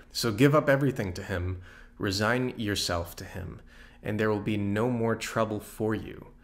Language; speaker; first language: English; native; English